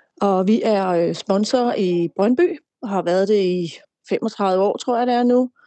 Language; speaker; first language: Danish; native; Danish